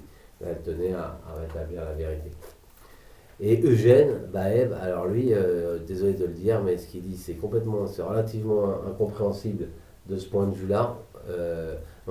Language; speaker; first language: French; native; French